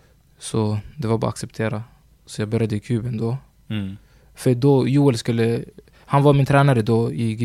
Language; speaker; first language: Swedish; early bilingual, other home language; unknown